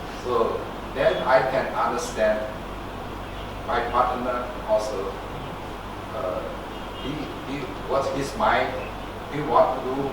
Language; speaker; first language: English; non-native, learner; Chinese